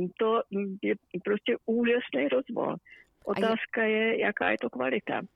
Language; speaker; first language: Czech; native; Czech